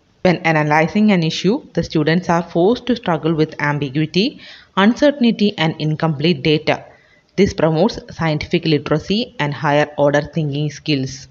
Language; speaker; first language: English; non-native, local second language; Malayalam